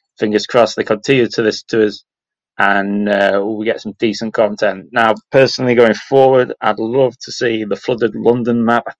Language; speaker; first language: English; native; English